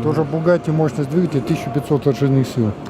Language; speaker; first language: Russian; native; Russian